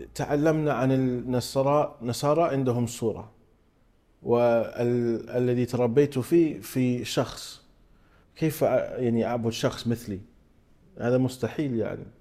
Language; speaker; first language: Arabic; non-native, fluent; English